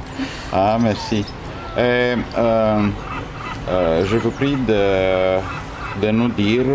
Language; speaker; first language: French; non-native, fluent; Romanian